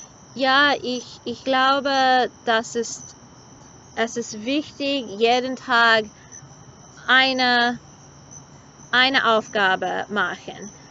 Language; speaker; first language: German; non-native, learner; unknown